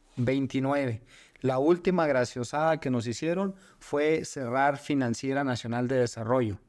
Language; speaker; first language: Spanish; native; Spanish